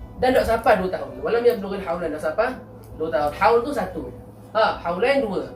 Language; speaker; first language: Malay; native; Malay